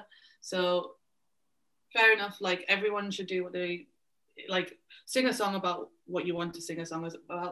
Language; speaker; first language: English; native; English